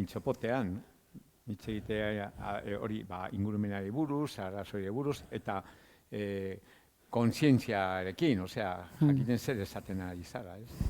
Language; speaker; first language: Basque; non-native, local second language; Spanish